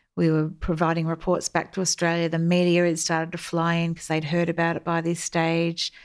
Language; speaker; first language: English; native; English